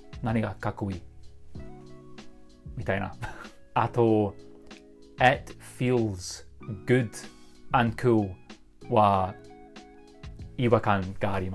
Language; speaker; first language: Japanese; non-native, fluent; English